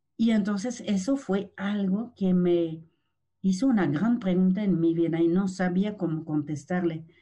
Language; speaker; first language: Spanish; non-native, fluent; French